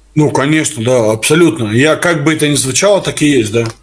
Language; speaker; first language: Russian; native; Russian